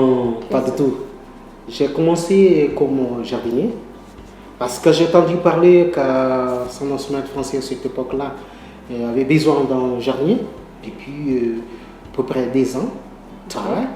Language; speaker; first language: French; non-native, learner; Portuguese